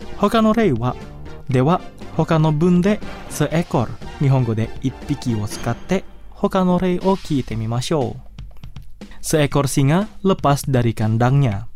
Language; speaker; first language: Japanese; non-native, fluent; Indonesian